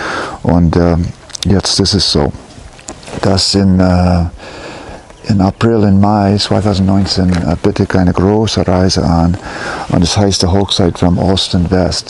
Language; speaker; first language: German; non-native, fluent; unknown